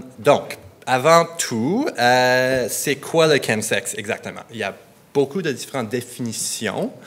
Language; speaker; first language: French; non-native, local second language; English